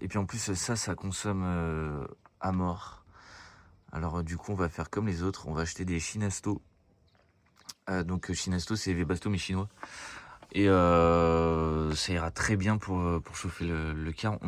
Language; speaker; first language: French; native; French